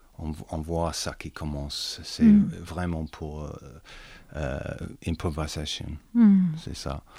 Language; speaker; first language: French; non-native, learner; English